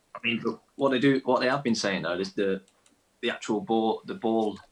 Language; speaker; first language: English; native; English